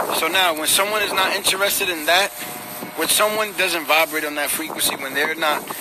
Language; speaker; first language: English; early bilingual, other home language; Spanish